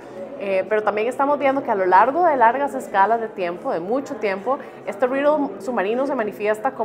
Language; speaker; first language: Spanish; native; Spanish